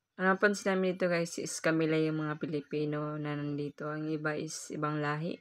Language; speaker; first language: Filipino; non-native, local second language; Cebuano